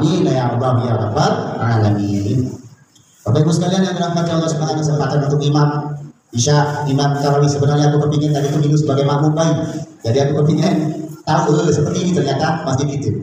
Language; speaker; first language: Malay; native; Malay